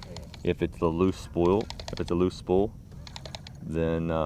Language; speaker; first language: English; native; English